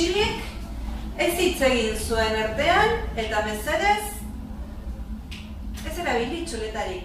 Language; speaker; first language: Basque; non-native, learner; Spanish